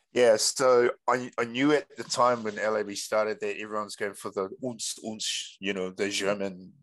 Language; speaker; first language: English; native; English